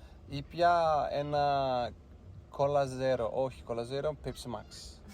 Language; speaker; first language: Greek; non-native, learner; Turkish